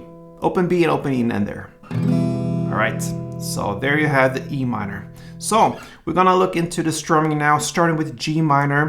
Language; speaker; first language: English; non-native, fluent; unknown